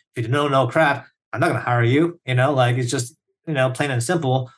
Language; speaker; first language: English; early bilingual, other home language; Korean